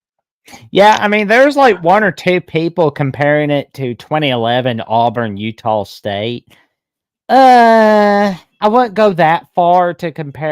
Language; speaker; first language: English; native; English